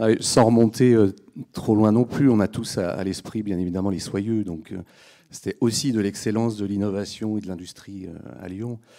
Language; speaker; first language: French; native; French